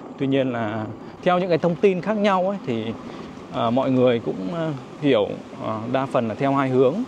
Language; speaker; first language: Vietnamese; native; Vietnamese